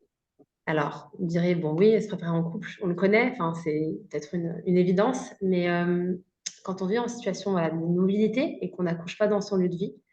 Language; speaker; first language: French; native; French